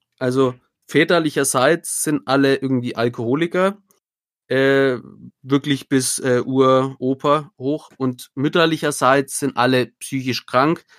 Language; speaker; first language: German; native; German